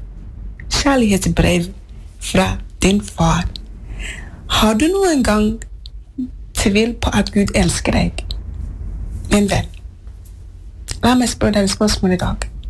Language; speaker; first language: Norwegian; non-native, fluent; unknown